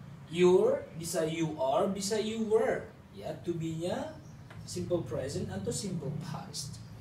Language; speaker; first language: English; non-native, fluent; Indonesian